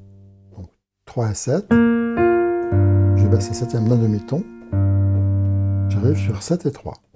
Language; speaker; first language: French; native; French